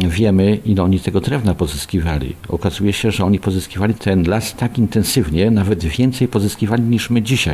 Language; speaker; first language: Polish; native; Polish